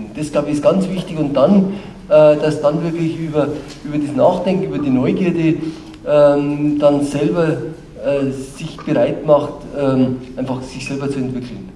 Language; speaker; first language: German; native; German